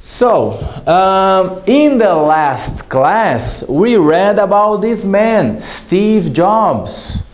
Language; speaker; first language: English; non-native, fluent; Portuguese